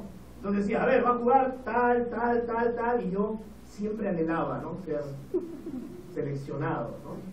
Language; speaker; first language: Spanish; native; Spanish